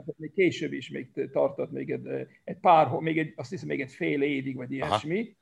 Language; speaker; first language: Hungarian; early bilingual, heritage; Hungarian